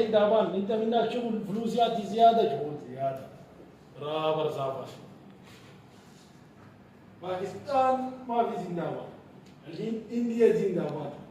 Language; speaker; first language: Arabic; non-native, learner; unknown